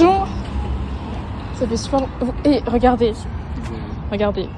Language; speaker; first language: French; native; French